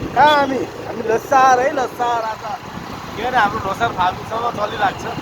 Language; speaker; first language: Nepali; non-native, local second language; Gurung